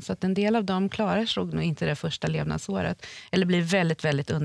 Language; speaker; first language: Swedish; native; Swedish